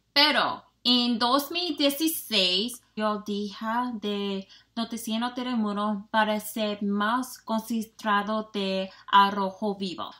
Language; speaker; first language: Spanish; non-native, learner; English